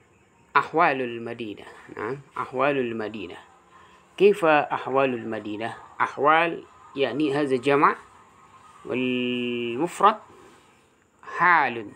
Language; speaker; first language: Arabic; non-native, fluent; Indonesian